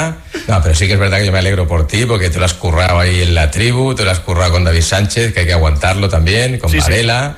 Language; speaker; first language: Spanish; native; Spanish